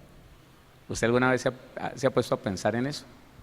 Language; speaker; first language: Spanish; native; Spanish